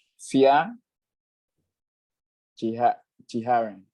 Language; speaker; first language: German; non-native, learner; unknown